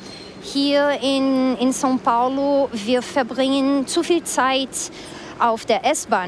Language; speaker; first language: German; early bilingual, heritage; Portuguese